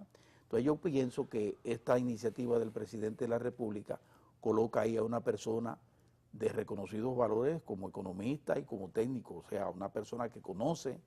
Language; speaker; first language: Spanish; native; Spanish